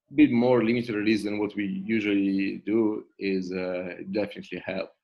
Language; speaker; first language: English; non-native, fluent; Italian